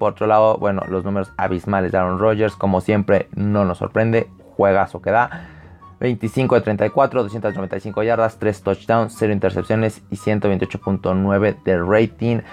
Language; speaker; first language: Spanish; native; Spanish